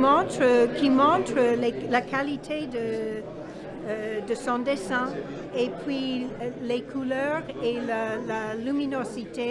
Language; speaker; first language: French; non-native, fluent; English